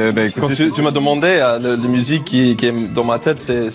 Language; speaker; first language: French; non-native, learner; English